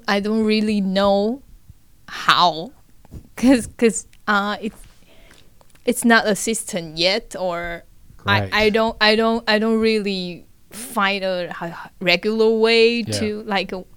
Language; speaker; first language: English; non-native, learner; Chinese